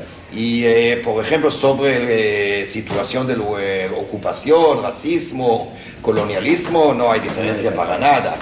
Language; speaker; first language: Spanish; non-native, fluent; Hebrew